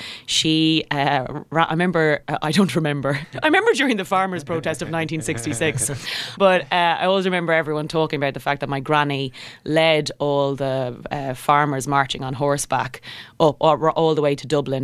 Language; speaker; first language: English; native; English